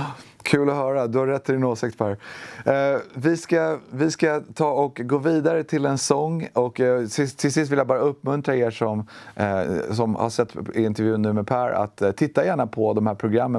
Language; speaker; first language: Swedish; native; Swedish